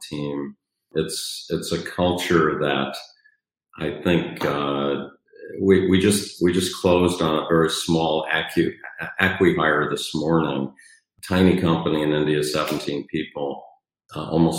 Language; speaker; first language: English; native; English